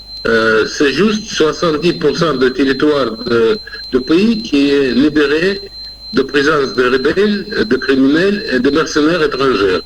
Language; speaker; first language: French; non-native, fluent; Russian